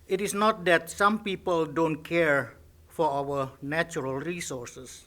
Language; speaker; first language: English; non-native, fluent; Indonesian